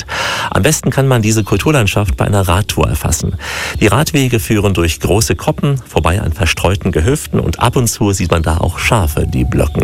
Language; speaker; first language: German; native; German